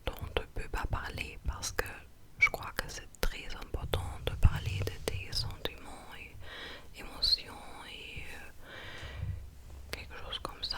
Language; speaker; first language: French; non-native, fluent; English